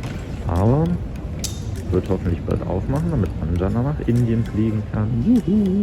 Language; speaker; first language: German; native; German